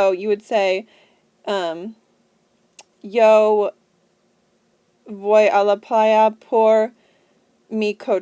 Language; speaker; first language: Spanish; non-native, fluent; English